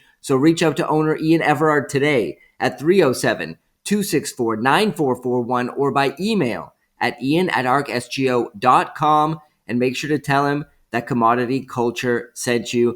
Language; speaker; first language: English; native; English